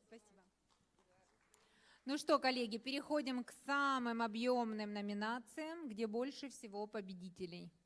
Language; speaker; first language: Russian; native; Russian